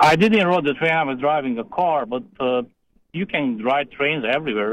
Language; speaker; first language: English; non-native, fluent; Romanian